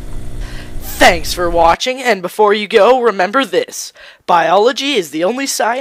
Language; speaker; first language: English; native; English